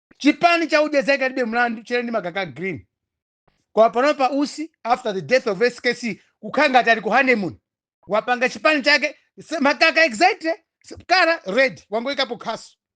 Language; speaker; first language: Nyanja; non-native, local second language; Tumbuka